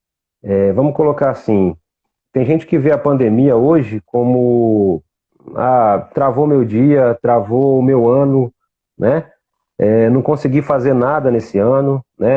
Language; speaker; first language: Portuguese; native; Portuguese